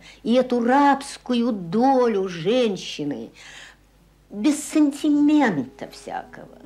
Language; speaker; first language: Russian; native; Russian